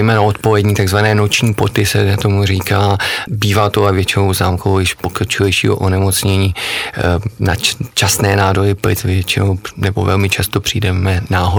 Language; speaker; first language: Czech; native; Czech